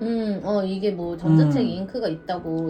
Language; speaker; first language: Korean; native; Korean